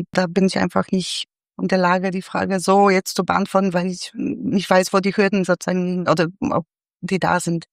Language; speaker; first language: German; non-native, fluent; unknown